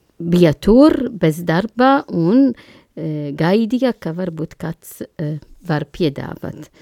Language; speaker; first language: Latvian; non-native, learner; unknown